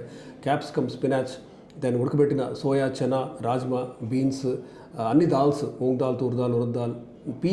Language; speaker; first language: Telugu; native; Telugu